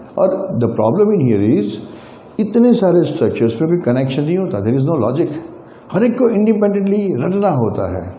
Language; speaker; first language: Hindi; non-native, local second language; Gujarati